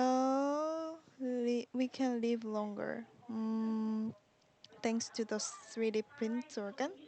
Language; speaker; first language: English; non-native, learner; Korean